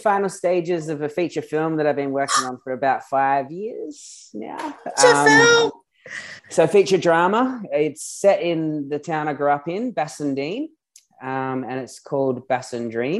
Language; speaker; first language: English; native; English